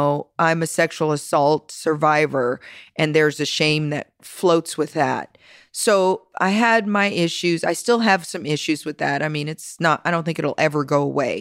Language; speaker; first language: English; native; English